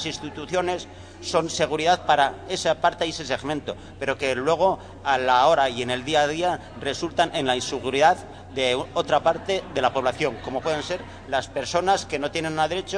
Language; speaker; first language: Spanish; native; Spanish